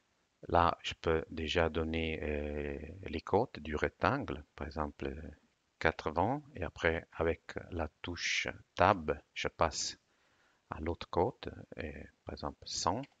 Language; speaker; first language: French; non-native, fluent; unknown